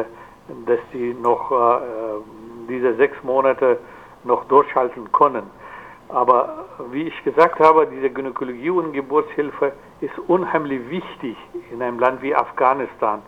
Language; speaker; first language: German; non-native, fluent; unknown